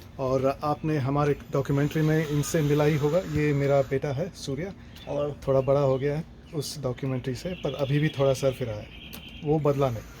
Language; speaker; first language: Hindi; non-native, local second language; Tamil